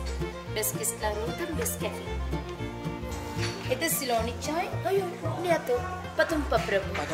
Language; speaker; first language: Russian; non-native, learner; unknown